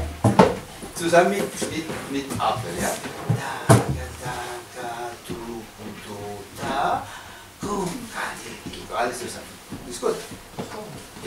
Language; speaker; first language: German; non-native, learner; Spanish